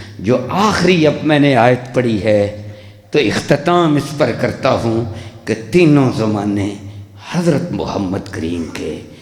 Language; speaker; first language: Urdu; non-native, local second language; Punjabi